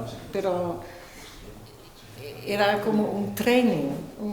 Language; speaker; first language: Spanish; non-native, fluent; Dutch